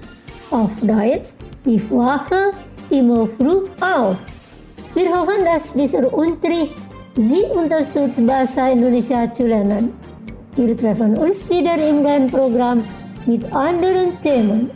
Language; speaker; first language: German; non-native, fluent; Indonesian